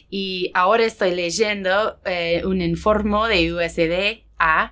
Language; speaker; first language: Spanish; non-native, fluent; English